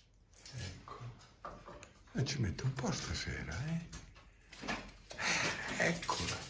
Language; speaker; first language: Italian; native; Italian